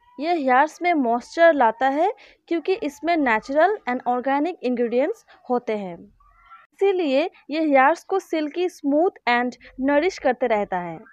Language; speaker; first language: Hindi; non-native, local second language; Bangla